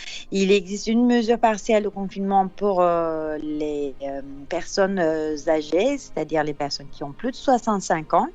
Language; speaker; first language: French; non-native, fluent; Turkish